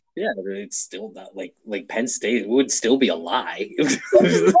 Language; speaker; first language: English; native; English